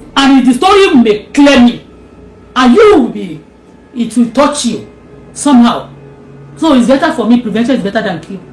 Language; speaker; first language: English; non-native, local second language; Yoruba